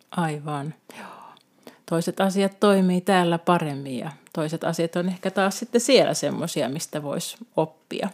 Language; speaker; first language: Finnish; native; Finnish